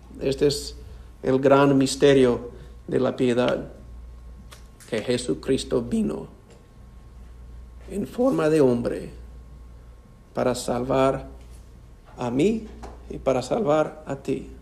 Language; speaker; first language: Spanish; non-native, fluent; English